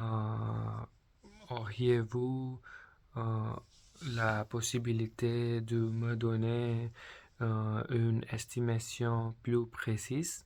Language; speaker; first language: French; non-native, learner; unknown